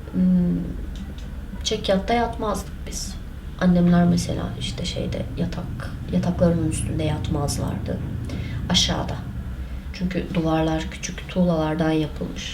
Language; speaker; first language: Turkish; non-native, local second language; Kurdish